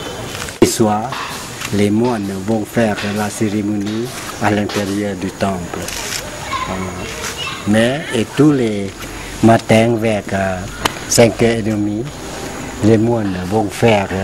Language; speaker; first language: French; non-native, fluent; Lao